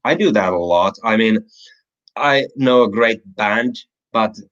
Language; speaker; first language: English; non-native, fluent; Finnish